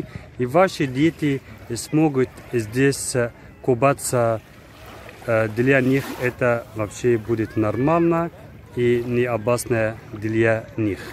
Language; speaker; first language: Russian; non-native, fluent; Arabic